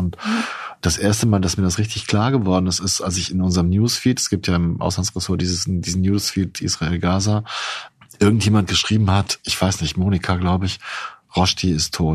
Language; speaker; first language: German; native; German